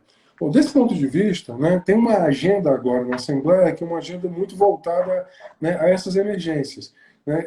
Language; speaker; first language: Portuguese; native; Portuguese